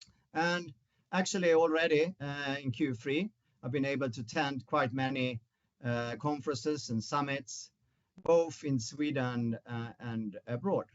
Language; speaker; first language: English; non-native, fluent; Swedish